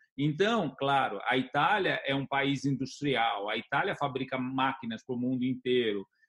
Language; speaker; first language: Portuguese; native; Portuguese